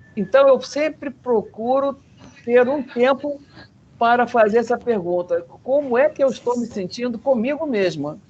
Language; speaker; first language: Portuguese; native; Portuguese